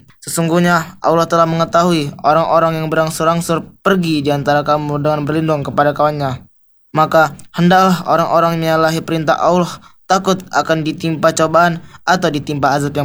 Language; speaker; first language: Indonesian; native; Indonesian